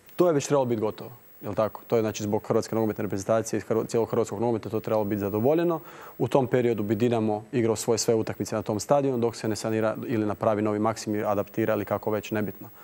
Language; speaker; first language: Croatian; native; Croatian